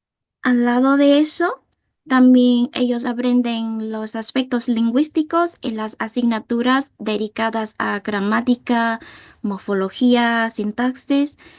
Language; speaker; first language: Spanish; non-native, fluent; Vietnamese